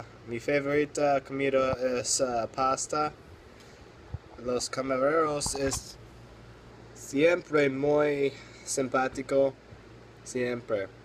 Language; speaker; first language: Spanish; non-native, learner; English